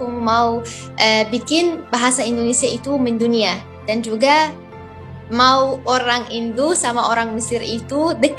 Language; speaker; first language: Indonesian; non-native, fluent; Arabic